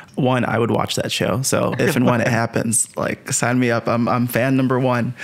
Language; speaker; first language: English; native; English